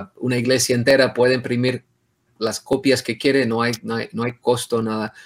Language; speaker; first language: Spanish; non-native, fluent; English